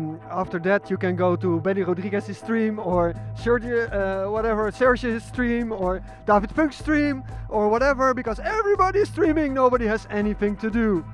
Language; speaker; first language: English; non-native, fluent; Dutch